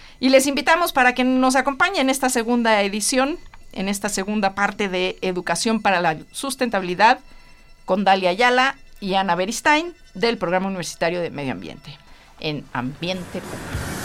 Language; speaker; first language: Spanish; native; Spanish